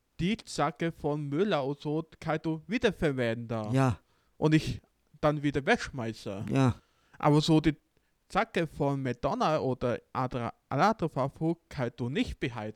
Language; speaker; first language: German; non-native, learner; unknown